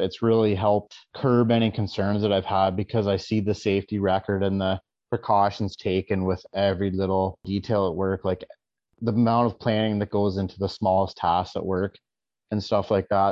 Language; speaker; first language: English; native; English